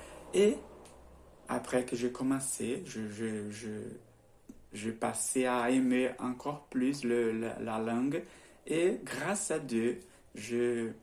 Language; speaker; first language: French; non-native, learner; Portuguese